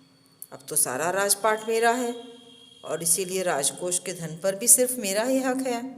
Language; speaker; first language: Hindi; native; Hindi